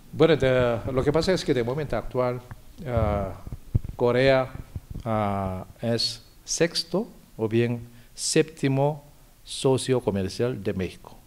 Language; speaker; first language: Spanish; non-native, fluent; Korean